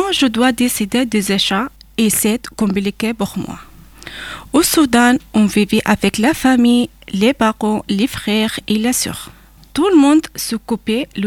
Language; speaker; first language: French; non-native, learner; Arabic